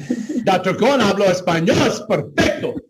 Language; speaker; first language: Spanish; non-native, learner; English